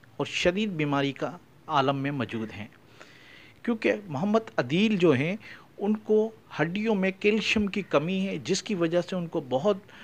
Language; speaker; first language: Urdu; native; Urdu